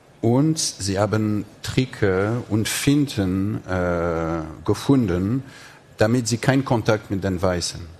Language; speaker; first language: German; non-native, fluent; French